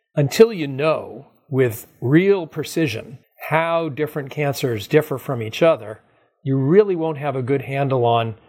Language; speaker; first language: English; native; English